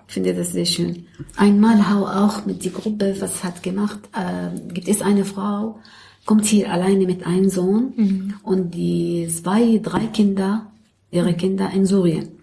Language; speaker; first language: German; non-native, learner; Arabic